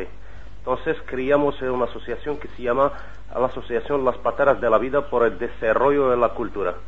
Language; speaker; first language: Spanish; non-native, learner; Arabic